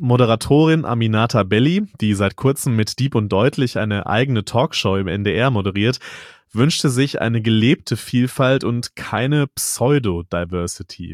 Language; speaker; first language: German; native; German